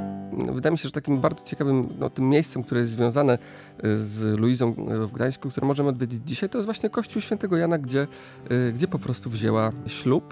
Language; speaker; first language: Polish; native; Polish